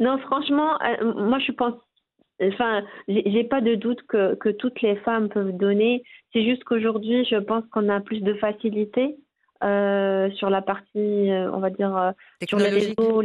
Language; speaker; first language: French; non-native, local second language; Arabic